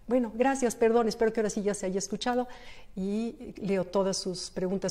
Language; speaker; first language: Spanish; native; Spanish